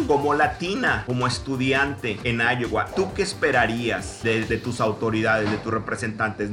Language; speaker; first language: Spanish; native; Spanish